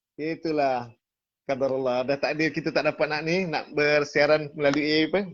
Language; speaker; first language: Malay; native; Malay